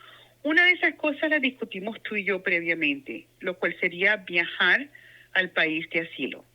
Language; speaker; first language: Spanish; non-native, local second language; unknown